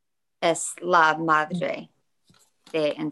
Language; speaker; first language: Spanish; non-native, learner; English